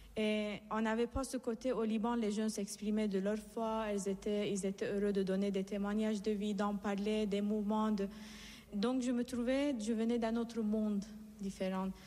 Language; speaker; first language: French; non-native, fluent; Persian